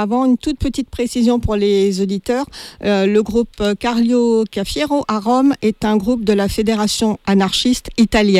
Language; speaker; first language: French; native; French